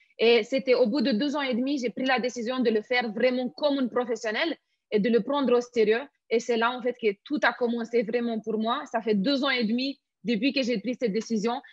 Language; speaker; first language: French; non-native, fluent; Romanian